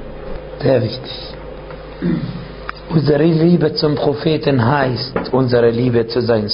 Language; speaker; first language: German; non-native, fluent; Arabic